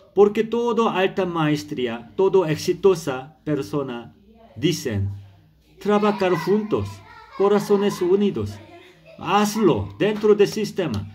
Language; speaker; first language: Spanish; non-native, learner; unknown